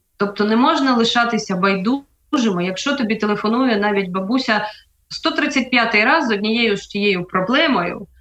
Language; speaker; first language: Ukrainian; native; Ukrainian